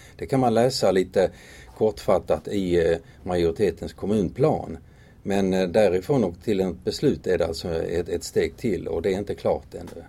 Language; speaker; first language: Swedish; native; Swedish